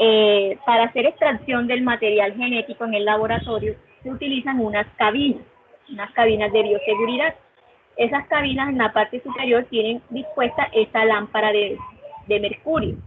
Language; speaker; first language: Spanish; native; Spanish